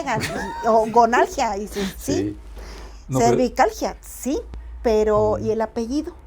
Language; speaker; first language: Spanish; native; Spanish